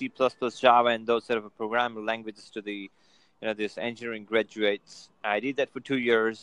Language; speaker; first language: English; non-native, local second language; Gujarati